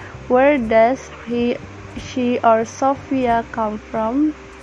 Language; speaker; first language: English; non-native, learner; Indonesian